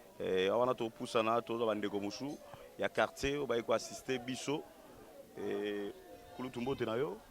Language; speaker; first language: Lingala; native; Lingala